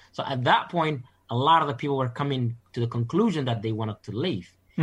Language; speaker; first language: English; non-native, fluent; Somali